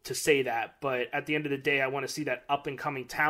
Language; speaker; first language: English; native; English